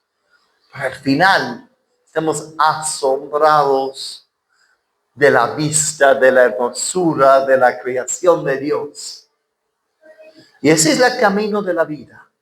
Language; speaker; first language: Spanish; non-native, fluent; English